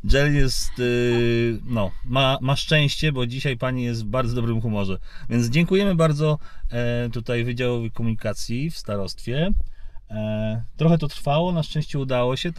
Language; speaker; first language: Polish; native; Polish